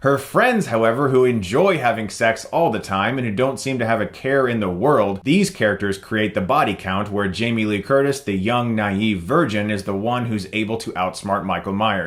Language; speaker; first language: English; native; English